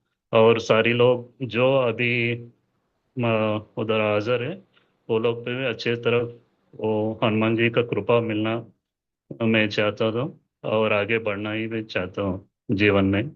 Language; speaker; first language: Hindi; non-native, local second language; Telugu